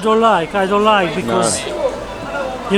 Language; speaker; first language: English; non-native, learner; Hungarian